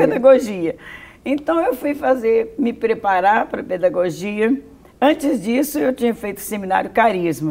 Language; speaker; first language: Portuguese; native; Portuguese